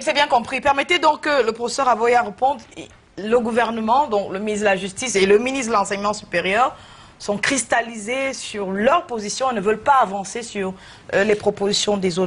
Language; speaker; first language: French; native; French